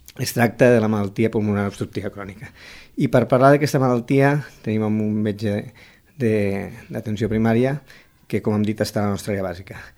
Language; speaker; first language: Catalan; native; Catalan